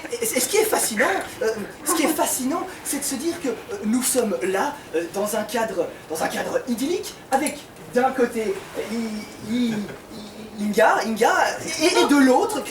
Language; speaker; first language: French; native; French